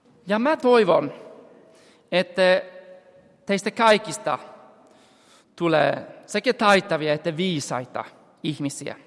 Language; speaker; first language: Finnish; non-native, fluent; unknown